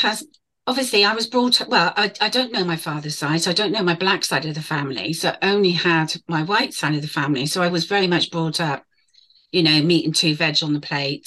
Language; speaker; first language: English; native; English